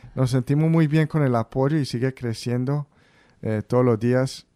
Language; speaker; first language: Spanish; early bilingual, heritage; Spanish